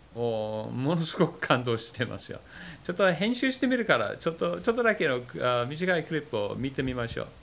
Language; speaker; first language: Japanese; non-native, fluent; English